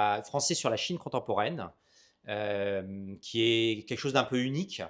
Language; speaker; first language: French; native; French